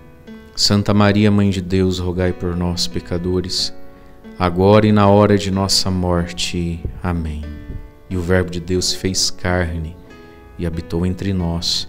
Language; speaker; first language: Portuguese; native; Portuguese